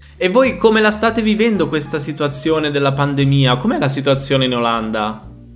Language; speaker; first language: Italian; native; Italian